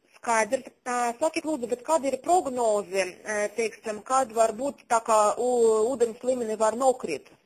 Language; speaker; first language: Latvian; non-native, local second language; Russian